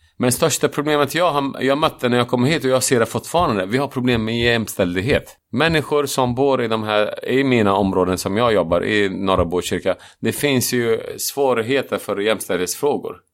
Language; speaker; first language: Swedish; non-native, fluent; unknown